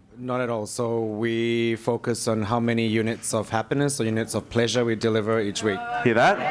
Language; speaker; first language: English; native; English